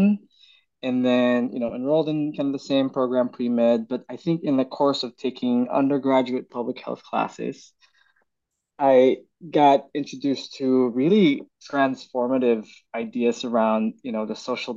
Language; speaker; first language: English; non-native, local second language; Filipino